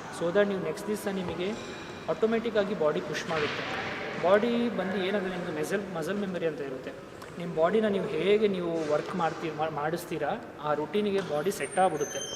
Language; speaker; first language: Kannada; non-native, local second language; Hindi